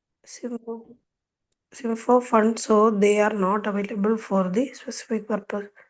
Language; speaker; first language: English; non-native, local second language; Malayalam